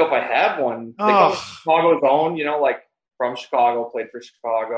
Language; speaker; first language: English; native; English